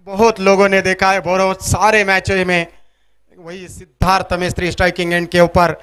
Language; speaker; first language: Hindi; non-native, local second language; Marathi